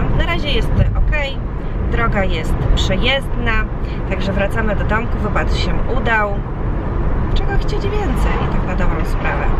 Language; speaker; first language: Polish; native; Polish